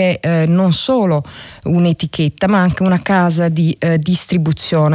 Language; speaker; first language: Italian; native; Italian